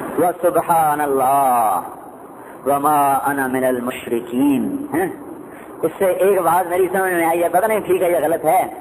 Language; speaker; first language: Urdu; non-native, local second language; Punjabi